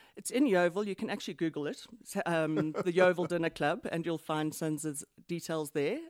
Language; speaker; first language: English; native; English